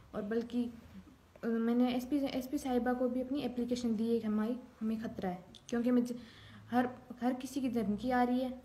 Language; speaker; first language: Hindi; native; Hindi